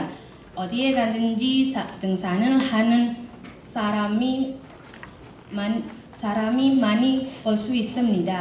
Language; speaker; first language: Korean; non-native, learner; Indonesian